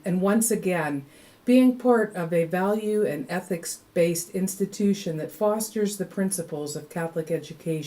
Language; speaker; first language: English; native; English